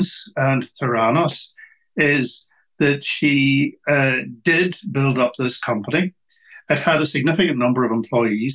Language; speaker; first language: English; native; English